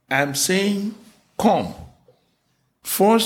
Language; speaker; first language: English; non-native, local second language; Yoruba